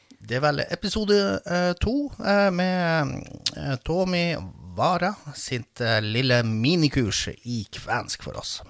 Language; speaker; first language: Norwegian; native; Norwegian